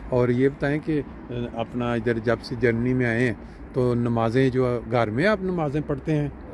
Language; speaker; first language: Urdu; non-native, local second language; Punjabi